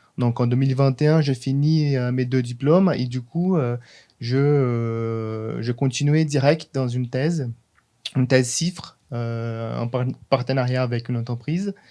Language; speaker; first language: French; non-native, fluent; Portuguese